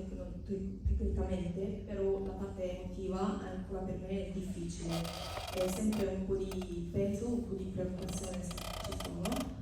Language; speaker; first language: Italian; non-native, fluent; Korean